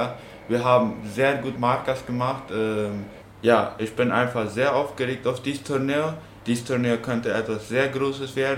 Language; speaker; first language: German; non-native, local second language; Plautdietsch